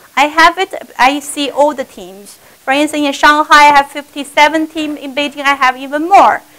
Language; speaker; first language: English; non-native, fluent; Chinese